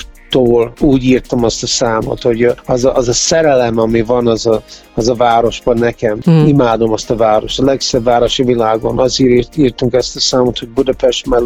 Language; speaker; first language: Hungarian; early bilingual, heritage; Hungarian